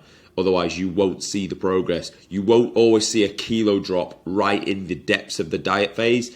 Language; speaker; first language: English; native; English